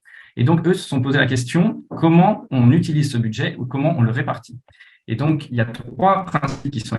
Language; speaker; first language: French; native; French